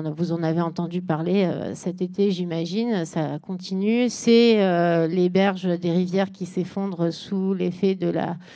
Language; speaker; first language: French; native; French